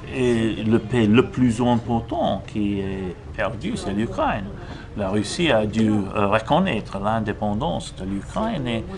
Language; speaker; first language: French; non-native, fluent; English